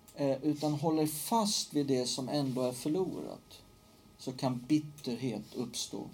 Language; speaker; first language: Swedish; native; Swedish